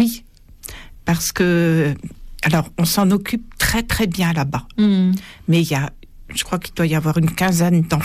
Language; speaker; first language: French; native; French